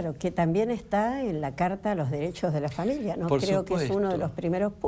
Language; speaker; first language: Spanish; native; Spanish